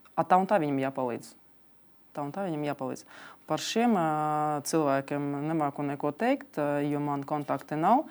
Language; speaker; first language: Latvian; non-native, local second language; Russian